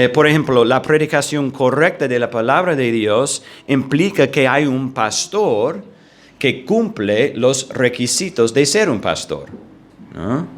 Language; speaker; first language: Spanish; non-native, fluent; English